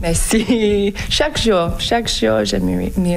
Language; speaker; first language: French; non-native, learner; English